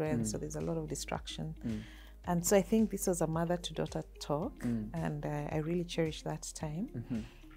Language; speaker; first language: English; non-native, local second language; Luyia